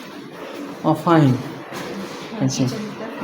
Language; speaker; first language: Hindi; non-native, local second language; Bangla